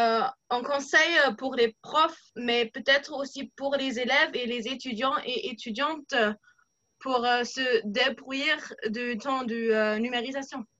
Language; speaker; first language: French; non-native, fluent; German